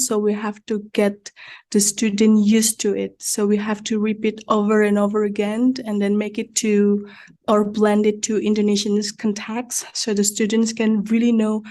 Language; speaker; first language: English; non-native, fluent; Indonesian